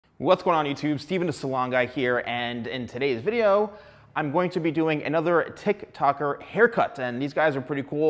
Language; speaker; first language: English; native; English